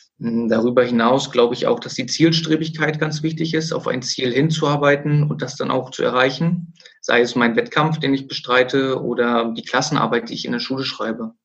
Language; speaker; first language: German; native; German